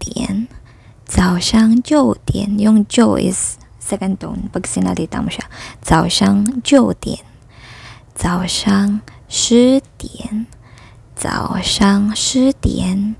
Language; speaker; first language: Chinese; non-native, fluent; Filipino